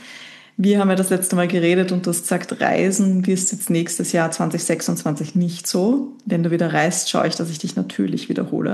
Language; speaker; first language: German; native; German